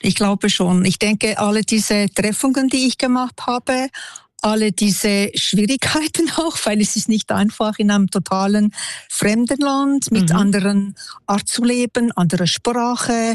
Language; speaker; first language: German; non-native, local second language; French